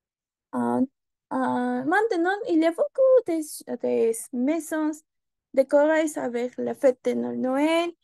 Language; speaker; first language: French; non-native, learner; Spanish